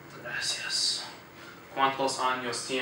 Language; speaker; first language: Spanish; non-native, learner; English